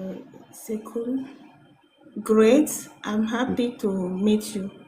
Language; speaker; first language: English; non-native, learner; French